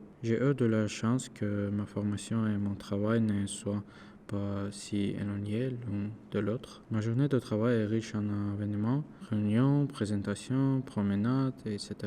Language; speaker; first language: French; non-native, learner; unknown